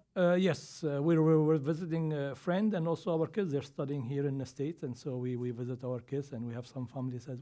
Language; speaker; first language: English; non-native, fluent; Greek